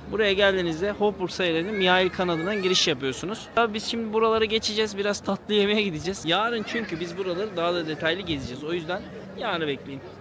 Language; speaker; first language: Turkish; native; Turkish